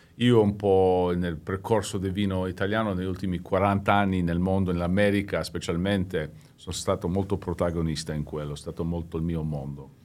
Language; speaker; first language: Italian; early bilingual, heritage; English